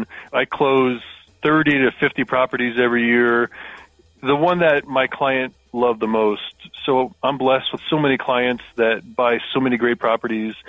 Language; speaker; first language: English; native; English